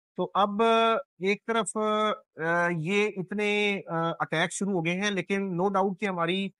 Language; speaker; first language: Urdu; non-native, local second language; Punjabi